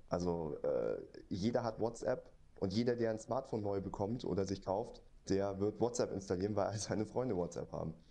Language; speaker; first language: German; native; German